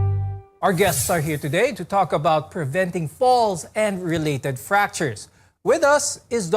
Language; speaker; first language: English; non-native, local second language; Filipino